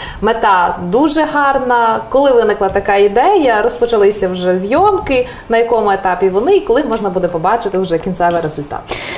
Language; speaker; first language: Ukrainian; native; Ukrainian